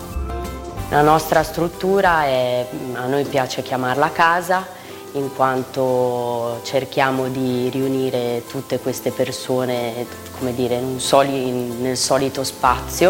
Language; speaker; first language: Italian; native; Italian